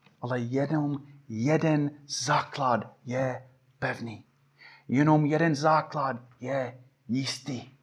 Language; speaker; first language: Czech; non-native, fluent; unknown